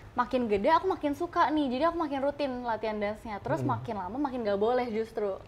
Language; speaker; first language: Indonesian; native; Indonesian